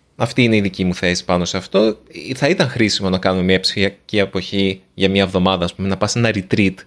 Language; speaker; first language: Greek; native; Greek